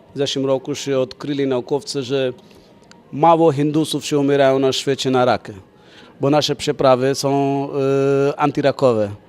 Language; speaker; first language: Polish; non-native, fluent; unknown